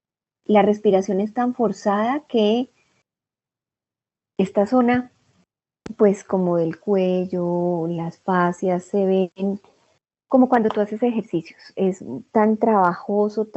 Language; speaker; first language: Spanish; native; Spanish